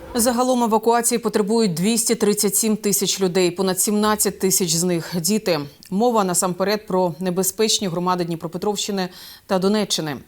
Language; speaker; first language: Ukrainian; native; Ukrainian